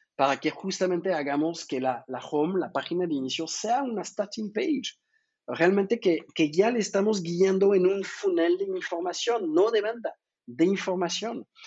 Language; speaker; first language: Spanish; non-native, fluent; French